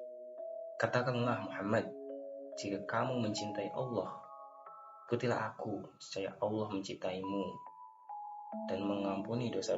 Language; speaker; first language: Indonesian; native; Indonesian